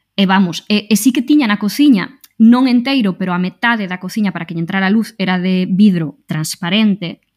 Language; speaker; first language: Galician; non-native, local second language; Spanish